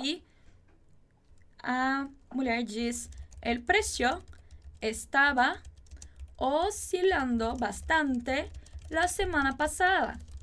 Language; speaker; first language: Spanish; non-native, fluent; Portuguese